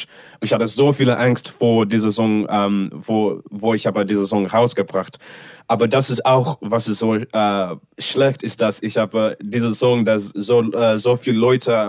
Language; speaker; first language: German; non-native, learner; English